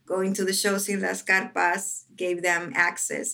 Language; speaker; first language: English; non-native, fluent; Spanish